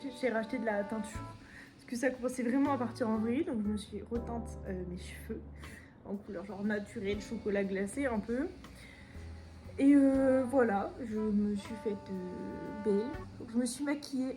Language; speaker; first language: French; native; French